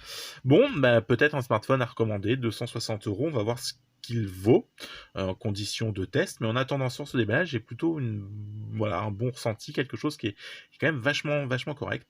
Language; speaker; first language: French; native; French